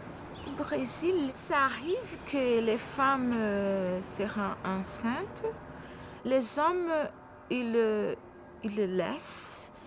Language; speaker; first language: French; non-native, fluent; Portuguese